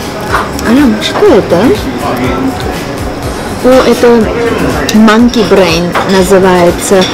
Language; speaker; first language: Russian; non-native, fluent; Armenian